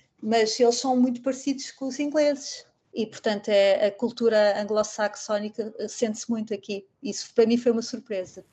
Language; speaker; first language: Portuguese; native; Portuguese